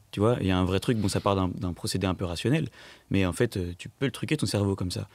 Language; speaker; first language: French; native; French